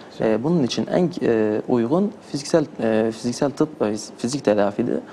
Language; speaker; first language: Turkish; native; Turkish